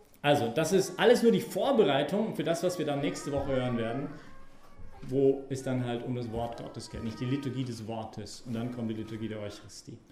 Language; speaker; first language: German; non-native, fluent; English